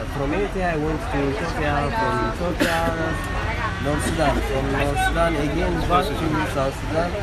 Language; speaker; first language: English; non-native, learner; Tigrinya